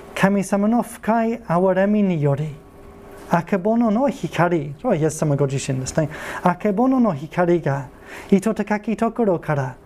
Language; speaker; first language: Japanese; non-native, fluent; English